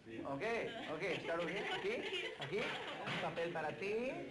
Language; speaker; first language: Spanish; non-native, fluent; English